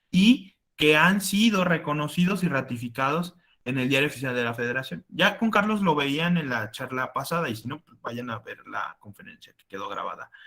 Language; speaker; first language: Spanish; native; Spanish